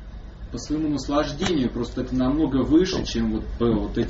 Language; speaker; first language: Russian; native; Russian